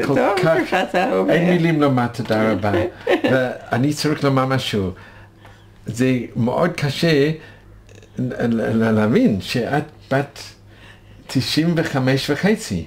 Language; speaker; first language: Hebrew; non-native, learner; English